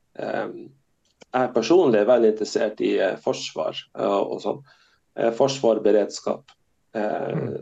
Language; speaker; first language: Norwegian; native; Norwegian